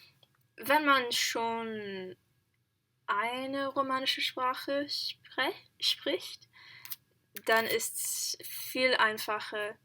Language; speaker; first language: German; non-native, learner; English